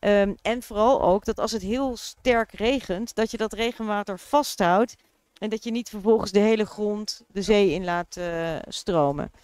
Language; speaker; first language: Dutch; native; Dutch